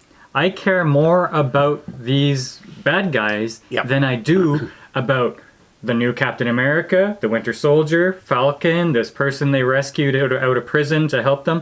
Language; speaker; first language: English; native; English